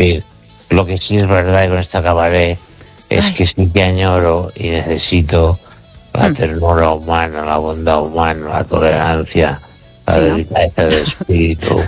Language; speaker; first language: Spanish; native; Spanish